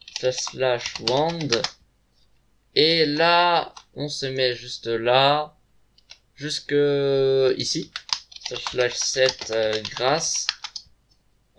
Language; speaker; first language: French; native; French